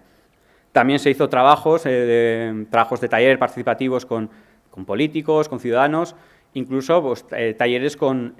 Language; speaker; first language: Spanish; native; Spanish